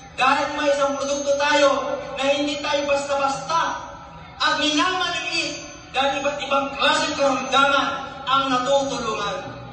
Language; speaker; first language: Filipino; non-native, local second language; Iloko